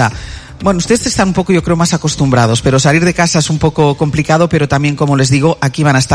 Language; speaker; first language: Spanish; native; Spanish